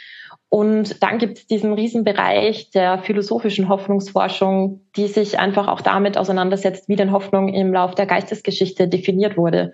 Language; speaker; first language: German; native; German